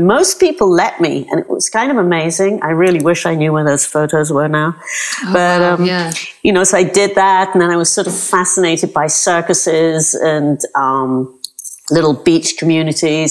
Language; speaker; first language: English; native; English